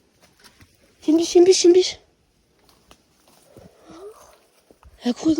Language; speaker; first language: French; native; French